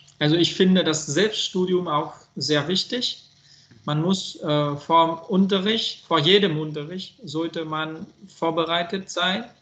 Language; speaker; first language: German; non-native, fluent; Vietnamese